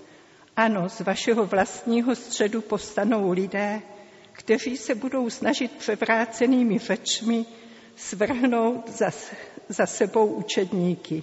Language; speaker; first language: Czech; native; Czech